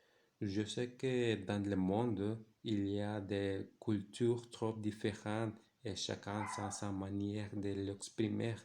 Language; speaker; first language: French; non-native, learner; Spanish